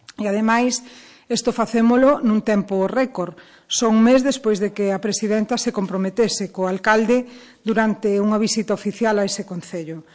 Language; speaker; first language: Galician; native; Galician